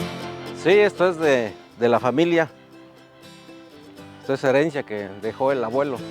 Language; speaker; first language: Spanish; native; Spanish